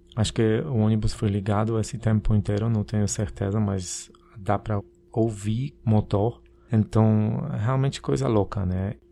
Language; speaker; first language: Portuguese; non-native, fluent; Polish